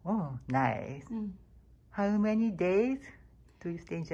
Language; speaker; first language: English; non-native, learner; Japanese